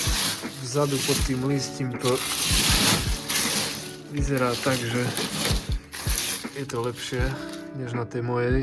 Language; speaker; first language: Slovak; native; Slovak